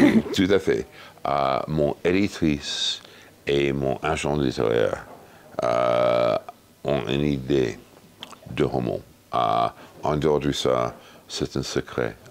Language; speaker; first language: French; non-native, fluent; English